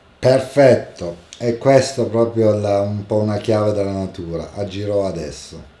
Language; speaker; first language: Italian; native; Italian